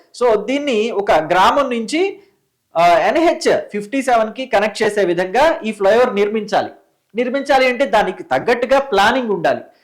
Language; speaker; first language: Telugu; native; Telugu